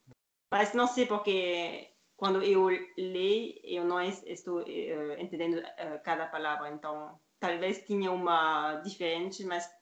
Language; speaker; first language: Portuguese; non-native, learner; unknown